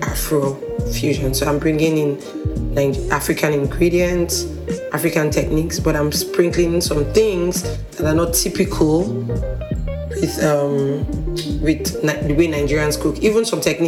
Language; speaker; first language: English; non-native, local second language; Igbo